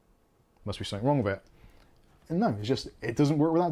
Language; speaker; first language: English; native; English